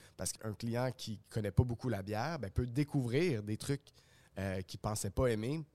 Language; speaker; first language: French; native; French